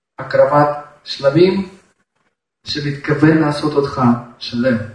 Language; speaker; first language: Hebrew; non-native, fluent; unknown